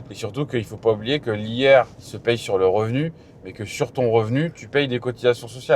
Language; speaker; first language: French; native; French